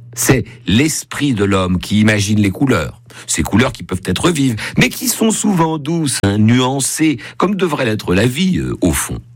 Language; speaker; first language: French; native; French